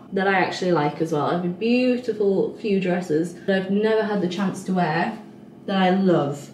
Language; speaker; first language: English; native; English